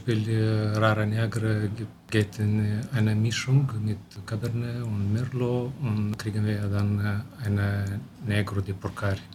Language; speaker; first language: German; non-native, local second language; Romanian